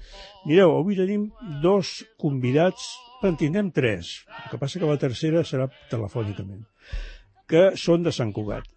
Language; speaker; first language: Catalan; native; Catalan